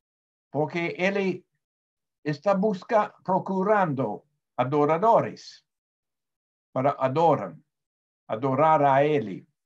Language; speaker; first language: Portuguese; non-native, fluent; Spanish